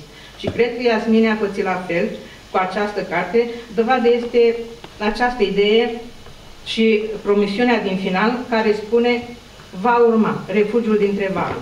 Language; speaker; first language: Romanian; native; Romanian